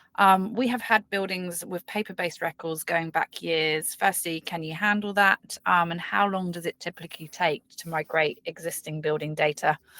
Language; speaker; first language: English; native; English